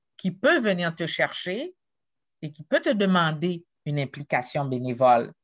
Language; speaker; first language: French; non-native, local second language; Haitian Creole